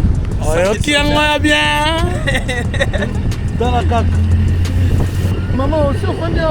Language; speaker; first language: French; non-native, local second language; Swahili